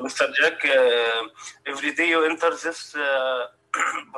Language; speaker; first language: English; non-native, learner; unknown